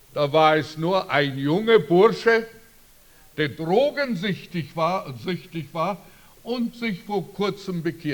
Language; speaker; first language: German; early bilingual, heritage; German